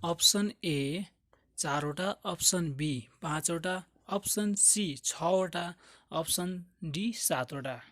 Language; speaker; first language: Nepali; native; Nepali